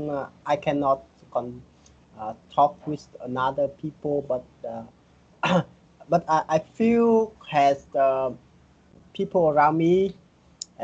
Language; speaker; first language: English; non-native, learner; Vietnamese